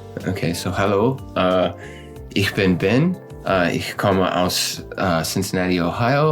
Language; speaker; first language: German; non-native, learner; English